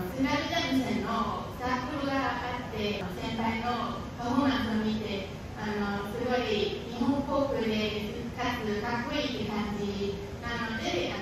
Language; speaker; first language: Japanese; non-native, fluent; Chinese